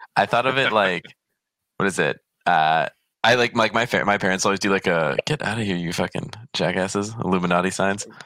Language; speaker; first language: English; non-native, fluent; Polish